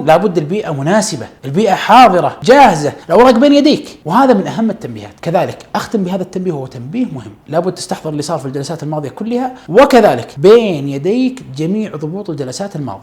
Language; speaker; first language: Arabic; native; Arabic